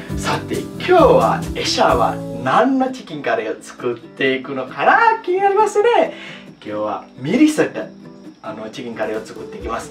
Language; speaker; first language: Japanese; non-native, fluent; Sinhala